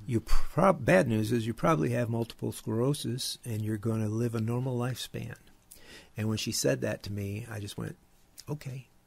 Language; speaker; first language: English; native; English